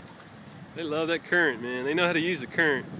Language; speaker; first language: English; native; English